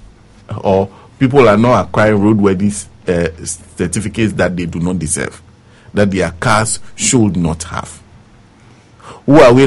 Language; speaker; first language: English; non-native, local second language; Ewe